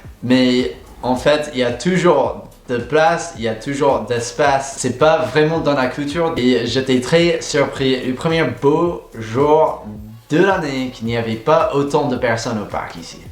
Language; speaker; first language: French; non-native, fluent; English